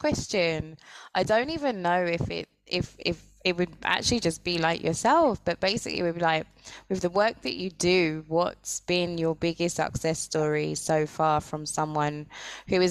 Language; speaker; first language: English; native; English